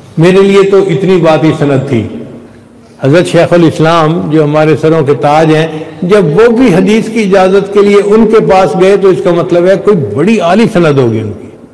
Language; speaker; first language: Urdu; non-native, local second language; Punjabi